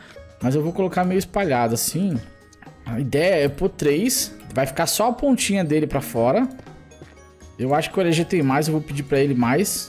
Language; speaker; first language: Portuguese; native; Portuguese